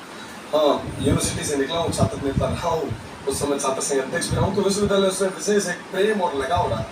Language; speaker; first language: Hindi; non-native, local second language; Rajasthani